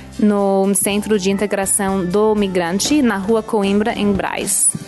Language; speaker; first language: Portuguese; non-native, fluent; English